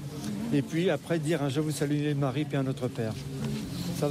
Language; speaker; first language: French; native; French